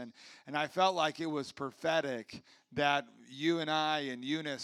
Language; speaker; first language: English; native; English